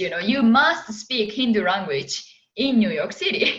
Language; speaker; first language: English; non-native, fluent; Japanese